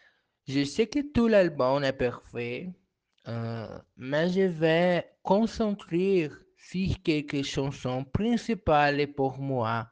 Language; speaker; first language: French; non-native, learner; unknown